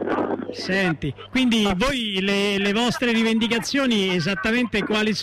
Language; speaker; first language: Italian; native; Italian